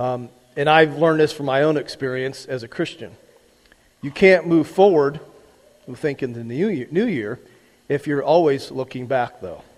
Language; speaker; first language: English; native; English